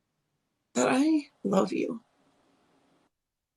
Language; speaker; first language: English; native; English